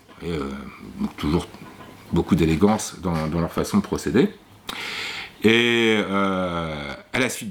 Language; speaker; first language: French; native; French